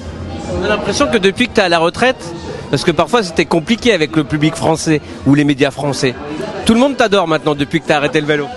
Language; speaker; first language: French; native; French